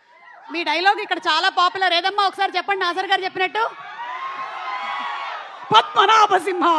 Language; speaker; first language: Telugu; native; Telugu